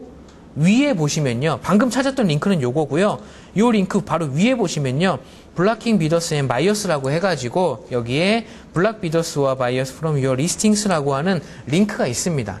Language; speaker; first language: Korean; native; Korean